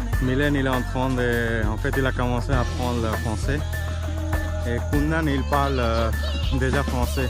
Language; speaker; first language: French; non-native, fluent; Hindi